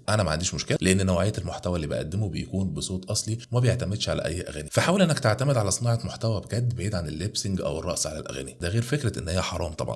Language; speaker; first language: Arabic; native; Arabic